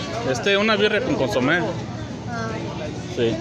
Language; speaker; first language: Spanish; early bilingual, heritage; Spanish